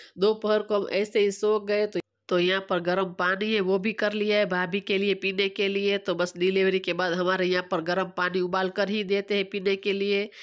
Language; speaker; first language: Hindi; non-native, local second language; Gujarati